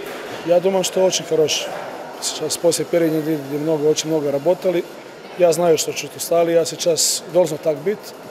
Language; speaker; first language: Russian; non-native, learner; Croatian